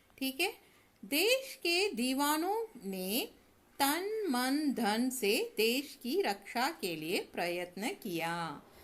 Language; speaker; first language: Hindi; non-native, local second language; Tamil